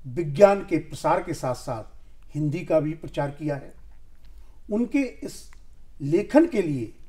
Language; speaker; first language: Hindi; native; Hindi